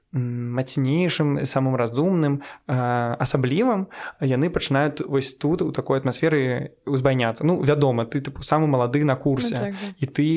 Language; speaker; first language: Belarusian; non-native, local second language; Russian